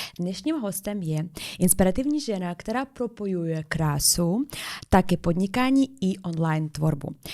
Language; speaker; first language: Czech; non-native, fluent; Russian